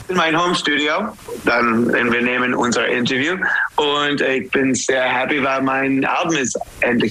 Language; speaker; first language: German; non-native, learner; English